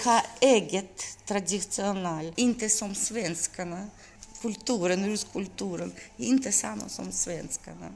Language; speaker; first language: Swedish; non-native, learner; Russian